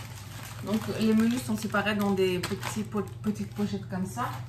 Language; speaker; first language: French; early bilingual, other home language; Turkish